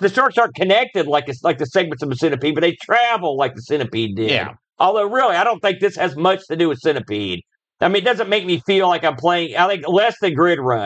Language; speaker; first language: English; native; English